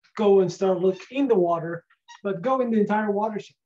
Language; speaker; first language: English; non-native, fluent; Spanish